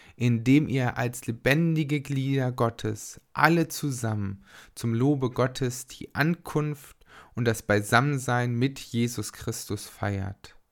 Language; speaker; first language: German; native; German